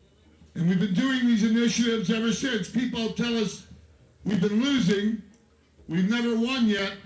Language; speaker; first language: English; native; English